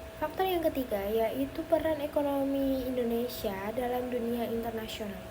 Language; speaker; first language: Indonesian; native; Indonesian